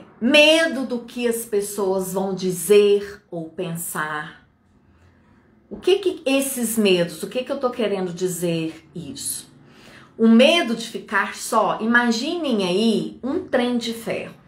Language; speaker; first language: Portuguese; native; Portuguese